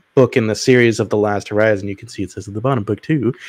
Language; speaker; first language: English; native; English